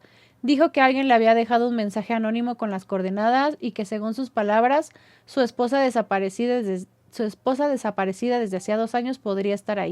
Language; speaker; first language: Spanish; native; Spanish